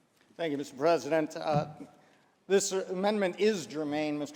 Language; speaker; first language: English; native; English